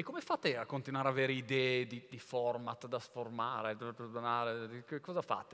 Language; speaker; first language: Italian; native; Italian